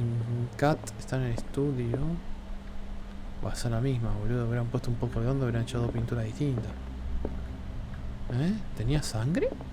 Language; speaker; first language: Spanish; native; Spanish